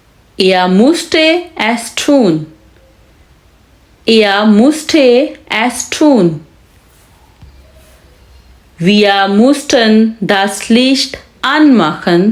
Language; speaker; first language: German; non-native, fluent; Urdu